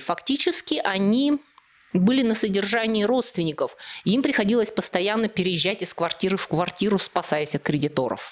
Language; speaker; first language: Russian; native; Russian